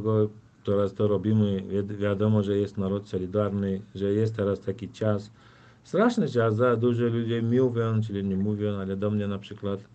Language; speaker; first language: Polish; non-native, fluent; Turkmen